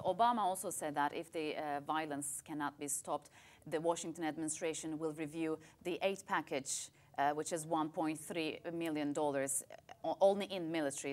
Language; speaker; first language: English; non-native, fluent; Turkish